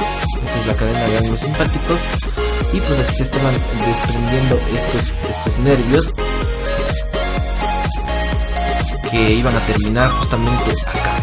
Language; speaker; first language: Spanish; native; Spanish